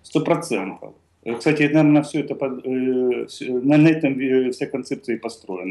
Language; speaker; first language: Russian; native; Russian